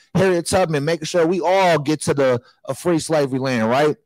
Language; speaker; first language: English; native; English